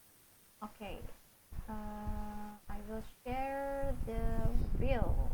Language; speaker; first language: English; non-native, fluent; Indonesian